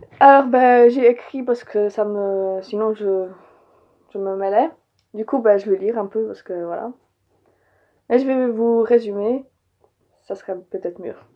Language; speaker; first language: French; early bilingual, other home language; Polish